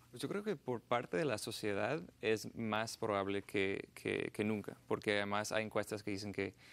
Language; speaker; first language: Spanish; non-native, fluent; English